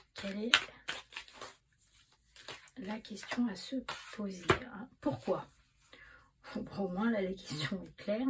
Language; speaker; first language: French; native; French